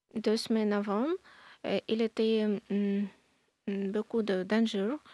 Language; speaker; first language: French; non-native, learner; Ukrainian